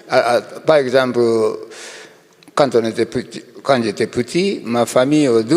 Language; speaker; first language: French; non-native, learner; Japanese